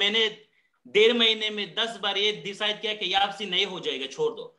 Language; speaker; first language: Hindi; non-native, learner; Persian